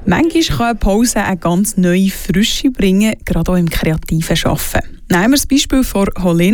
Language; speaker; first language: German; native; German